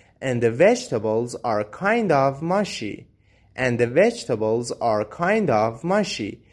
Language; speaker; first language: English; non-native, fluent; Persian